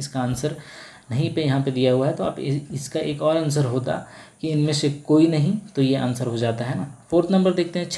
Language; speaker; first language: Hindi; native; Hindi